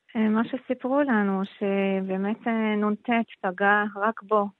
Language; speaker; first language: Hebrew; non-native, fluent; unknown